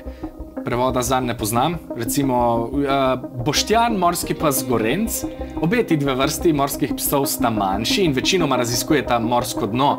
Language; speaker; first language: Slovenian; native; Slovenian